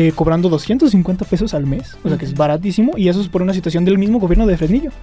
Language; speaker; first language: Spanish; native; Spanish